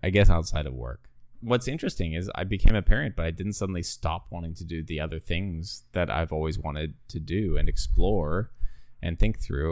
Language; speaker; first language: English; native; English